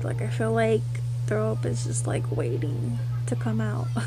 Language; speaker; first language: English; native; English